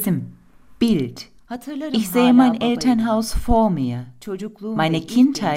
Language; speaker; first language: German; non-native, fluent; Turkish